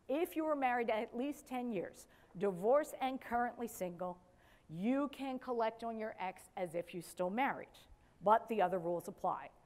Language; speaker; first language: English; native; English